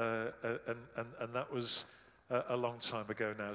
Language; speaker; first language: English; native; English